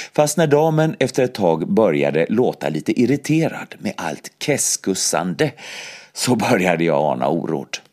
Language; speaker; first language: Swedish; native; Swedish